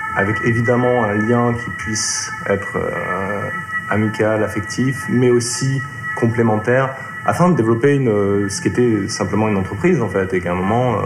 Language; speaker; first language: French; native; French